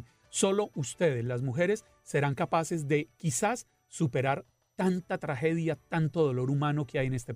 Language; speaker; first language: Spanish; native; Spanish